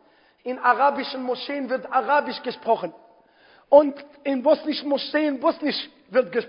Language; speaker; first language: German; non-native, fluent; Arabic